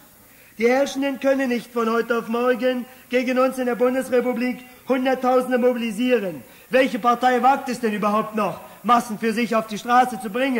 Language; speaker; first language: German; native; German